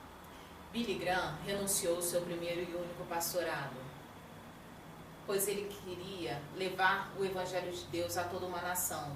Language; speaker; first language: Portuguese; native; Portuguese